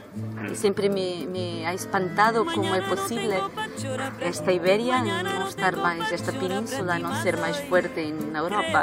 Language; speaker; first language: Spanish; non-native, learner; Portuguese